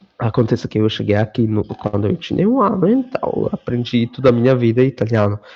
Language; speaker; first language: Portuguese; non-native, fluent; Romany